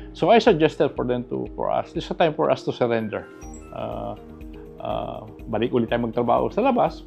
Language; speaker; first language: Filipino; native; Filipino